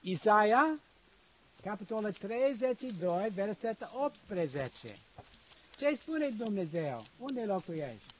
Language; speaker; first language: Romanian; non-native, learner; English